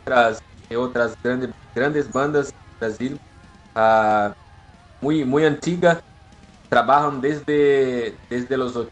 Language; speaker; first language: Spanish; non-native, learner; Portuguese